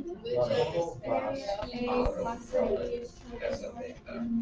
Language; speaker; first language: Spanish; non-native, learner; English